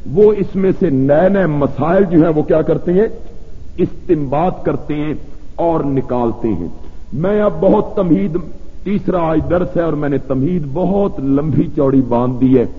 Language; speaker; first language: Urdu; non-native, local second language; Punjabi